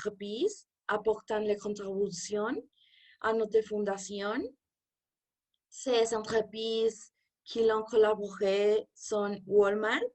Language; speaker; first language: French; non-native, learner; Spanish